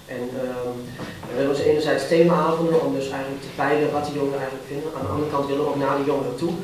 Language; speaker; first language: Dutch; native; Dutch